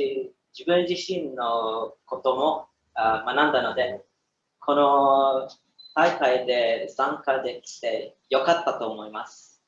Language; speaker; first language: Japanese; non-native, learner; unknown